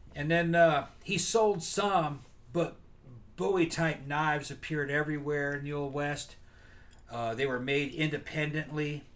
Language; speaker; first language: English; native; English